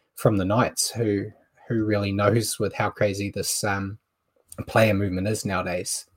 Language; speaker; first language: English; native; English